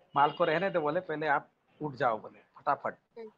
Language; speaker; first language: Hindi; non-native, local second language; Gujarati